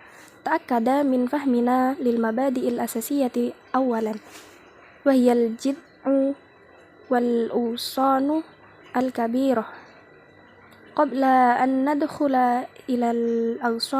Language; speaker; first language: Arabic; non-native, learner; Indonesian